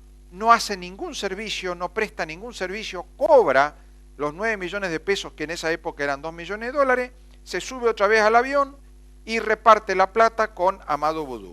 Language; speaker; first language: Spanish; native; Spanish